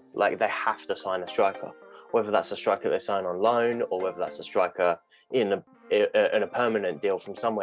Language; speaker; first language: English; native; English